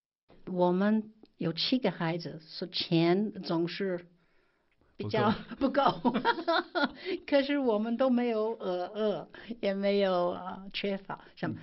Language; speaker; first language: Chinese; non-native, fluent; English